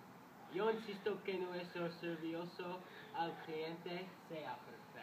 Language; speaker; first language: Spanish; non-native, learner; English